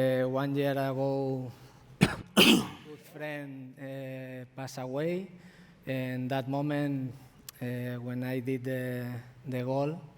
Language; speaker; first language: English; non-native, fluent; Spanish